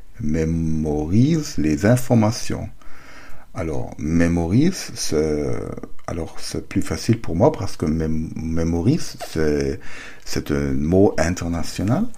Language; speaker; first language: French; non-native, learner; German